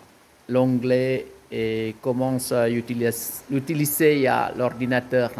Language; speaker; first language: French; non-native, fluent; Indonesian